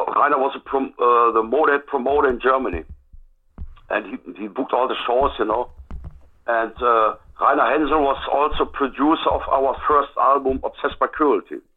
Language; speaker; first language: English; non-native, fluent; German